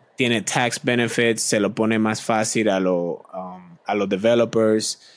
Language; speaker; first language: Spanish; native; Spanish